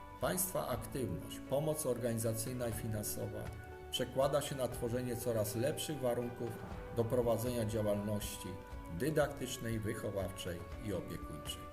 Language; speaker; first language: Polish; native; Polish